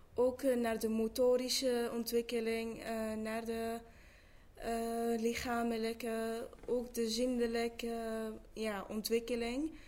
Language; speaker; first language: Dutch; early bilingual, other home language; Arabic